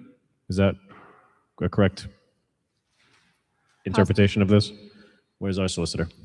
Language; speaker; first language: English; native; English